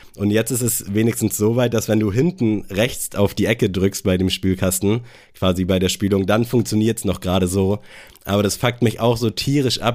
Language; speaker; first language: German; native; German